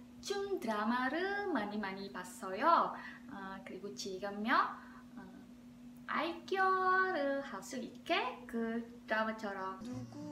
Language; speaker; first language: Korean; non-native, learner; Indonesian